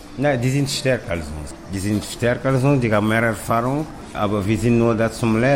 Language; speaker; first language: German; non-native, learner; Kabuverdianu